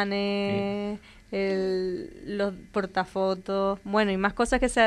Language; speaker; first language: Spanish; native; Spanish